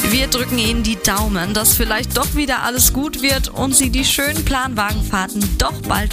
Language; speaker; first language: German; native; German